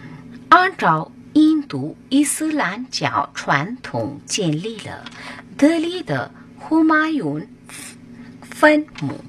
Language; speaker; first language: Chinese; non-native, fluent; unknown